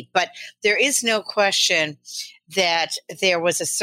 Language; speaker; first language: English; native; English